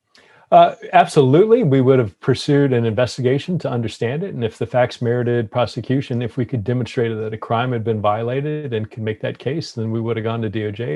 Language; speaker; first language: English; native; English